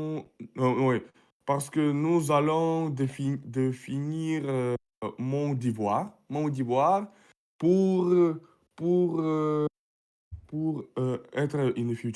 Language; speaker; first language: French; non-native, learner; Russian